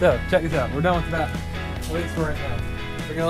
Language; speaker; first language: English; native; English